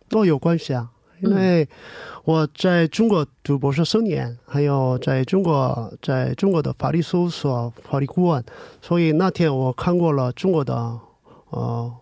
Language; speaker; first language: Chinese; non-native, learner; Korean